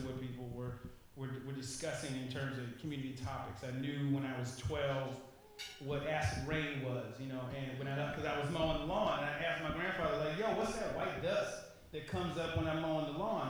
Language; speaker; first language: English; native; English